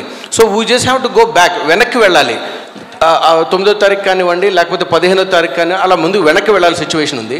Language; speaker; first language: Telugu; native; Telugu